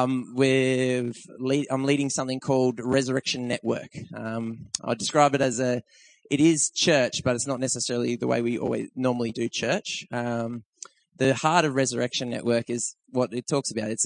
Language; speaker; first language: English; native; English